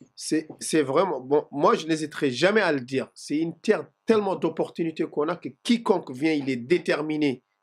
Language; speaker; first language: French; non-native, local second language; Fula